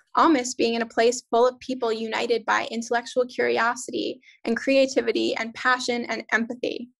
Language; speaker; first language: English; native; English